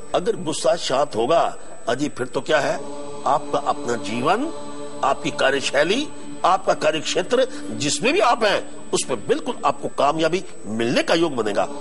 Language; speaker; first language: Hindi; native; Hindi